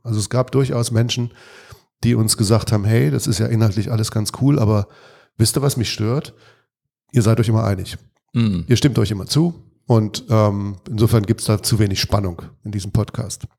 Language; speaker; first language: German; native; German